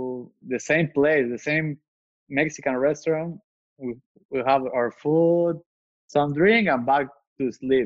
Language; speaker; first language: English; non-native, fluent; Spanish